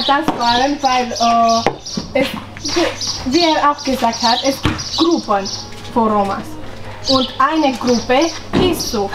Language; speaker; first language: German; non-native, fluent; Romanian